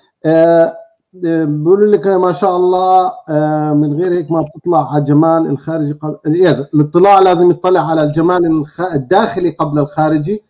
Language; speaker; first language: Arabic; native; Arabic